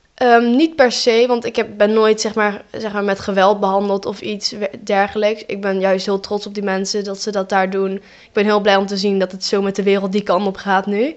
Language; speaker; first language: Dutch; native; Dutch